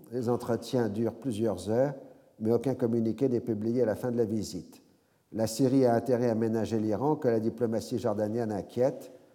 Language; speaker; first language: French; native; French